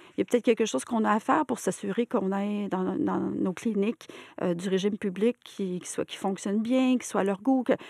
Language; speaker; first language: French; native; French